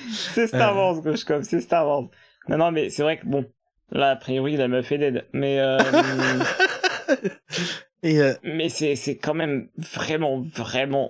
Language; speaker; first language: French; native; French